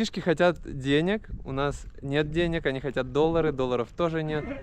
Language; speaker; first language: Russian; native; Russian